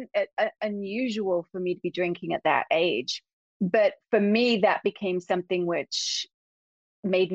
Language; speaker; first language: English; native; English